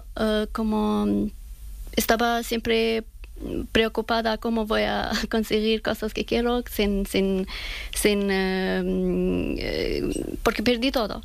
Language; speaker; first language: Spanish; non-native, learner; Persian